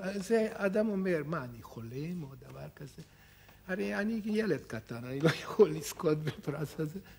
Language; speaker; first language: Hebrew; non-native, fluent; Hungarian